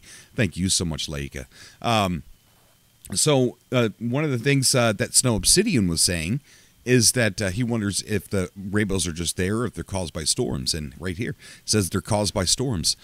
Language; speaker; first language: English; native; English